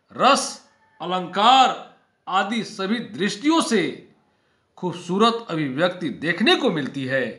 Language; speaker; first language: Hindi; native; Hindi